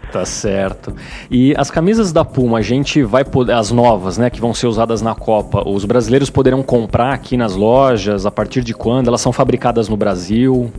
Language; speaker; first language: Portuguese; native; Portuguese